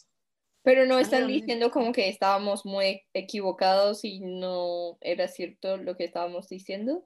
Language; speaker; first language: Spanish; non-native, fluent; English